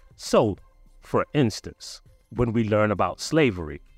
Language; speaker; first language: English; native; English